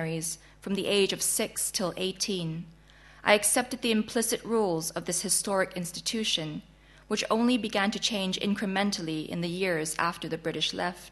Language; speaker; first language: English; non-native, local second language; Chinese